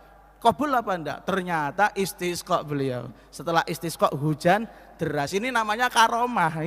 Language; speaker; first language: Indonesian; non-native, local second language; Javanese